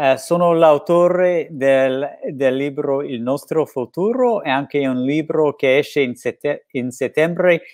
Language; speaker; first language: Italian; non-native, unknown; English